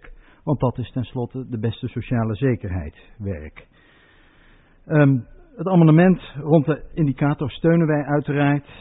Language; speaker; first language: Dutch; native; Dutch